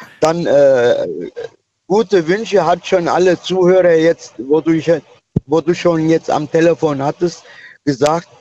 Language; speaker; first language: German; non-native, fluent; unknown